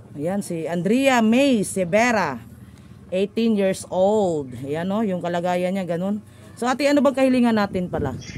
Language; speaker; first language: Filipino; non-native, local second language; Cebuano